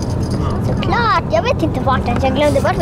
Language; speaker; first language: Swedish; non-native, learner; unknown